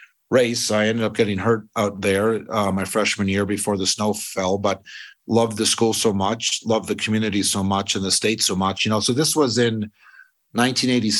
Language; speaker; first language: English; native; English